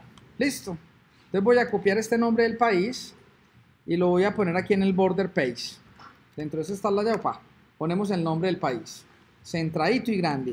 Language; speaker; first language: Spanish; native; Spanish